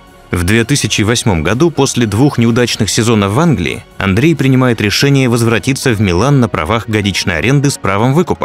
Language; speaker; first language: Russian; native; Russian